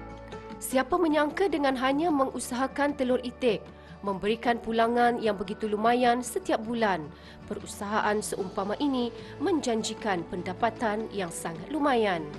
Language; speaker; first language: Malay; native; Malay